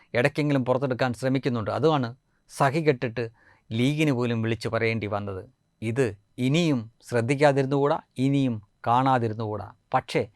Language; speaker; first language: Malayalam; native; Malayalam